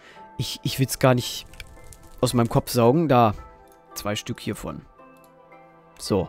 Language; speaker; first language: German; native; German